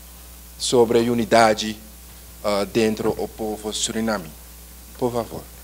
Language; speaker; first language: Portuguese; non-native, learner; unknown